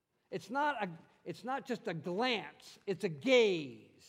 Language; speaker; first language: English; native; English